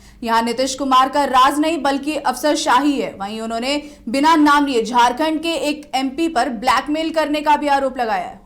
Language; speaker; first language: Hindi; native; Hindi